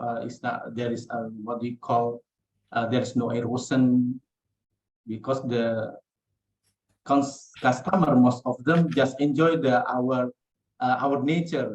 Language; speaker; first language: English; non-native, local second language; Indonesian